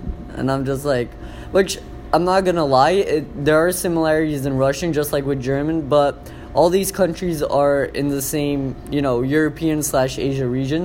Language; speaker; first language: English; early bilingual, other home language; Polish